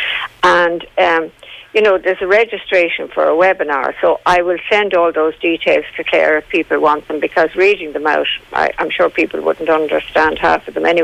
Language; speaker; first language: English; native; English